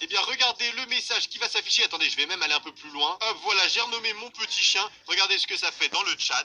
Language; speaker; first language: French; native; French